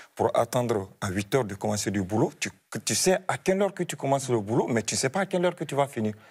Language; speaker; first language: French; non-native, local second language; Fula